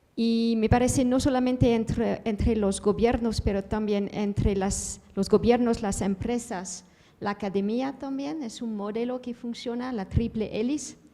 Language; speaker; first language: Spanish; non-native, fluent; Dutch